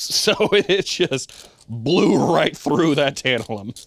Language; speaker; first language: English; native; English